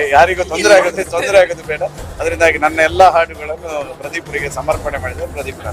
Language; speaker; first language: Kannada; native; Kannada